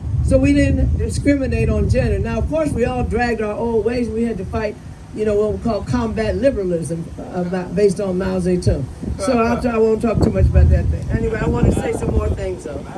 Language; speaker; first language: English; native; English